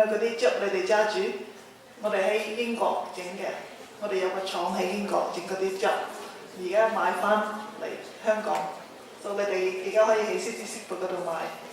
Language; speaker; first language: Cantonese; early bilingual, heritage; Cantonese